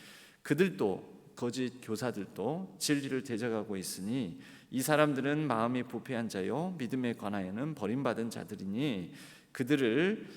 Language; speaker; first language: Korean; native; Korean